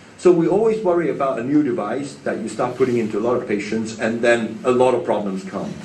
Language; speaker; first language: English; non-native, local second language; Cantonese